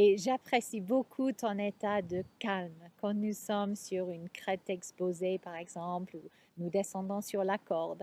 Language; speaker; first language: French; non-native, fluent; English